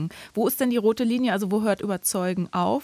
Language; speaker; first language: German; native; German